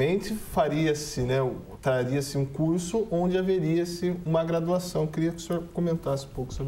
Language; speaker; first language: Portuguese; native; Portuguese